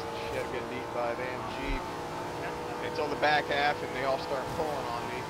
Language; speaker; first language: English; native; English